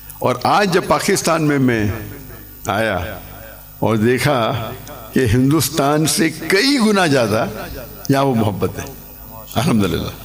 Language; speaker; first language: Urdu; non-native, local second language; English